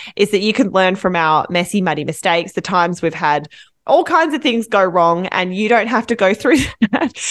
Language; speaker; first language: English; native; English